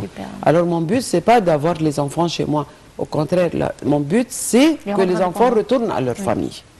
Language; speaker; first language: French; non-native, fluent; Arabic